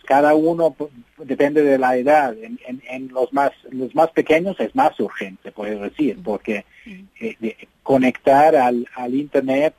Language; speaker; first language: Spanish; non-native, fluent; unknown